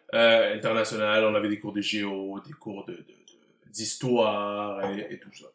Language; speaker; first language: French; early bilingual, heritage; French